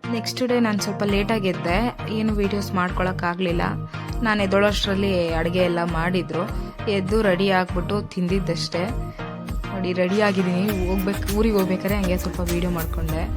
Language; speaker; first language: Kannada; non-native, local second language; Telugu